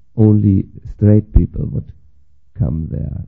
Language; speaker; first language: English; non-native, fluent; German